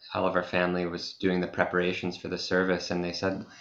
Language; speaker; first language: English; native; English